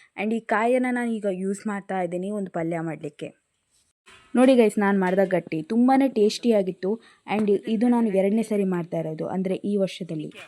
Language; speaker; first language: Kannada; non-native, local second language; Tulu